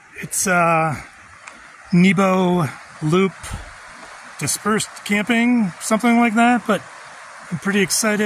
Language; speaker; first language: English; native; English